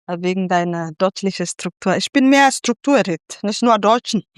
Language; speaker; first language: German; non-native, fluent; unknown